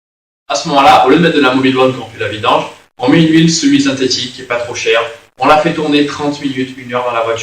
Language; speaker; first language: French; native; French